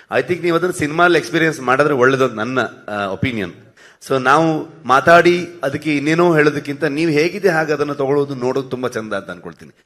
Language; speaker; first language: Kannada; native; Kannada